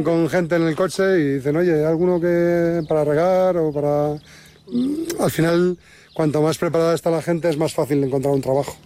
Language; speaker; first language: Spanish; native; Spanish